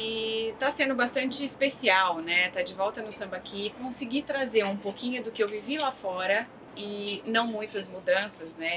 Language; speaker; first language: Portuguese; native; Portuguese